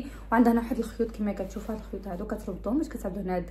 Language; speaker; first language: Arabic; early bilingual, heritage; Arabic